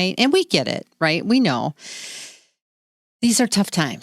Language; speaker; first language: English; native; English